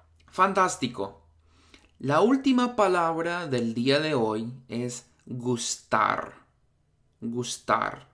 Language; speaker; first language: Spanish; non-native, fluent; English